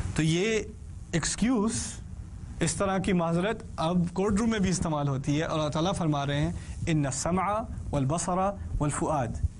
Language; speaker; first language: Urdu; early bilingual, heritage; Urdu